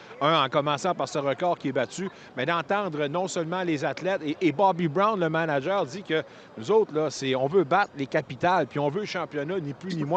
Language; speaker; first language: French; native; French